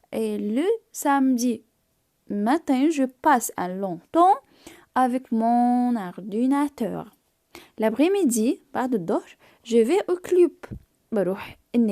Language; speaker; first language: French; non-native, fluent; Arabic